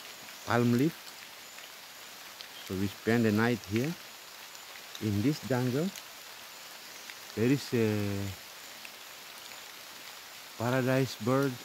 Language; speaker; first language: English; non-native, learner; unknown